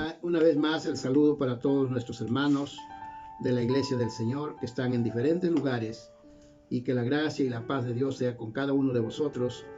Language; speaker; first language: Spanish; native; Spanish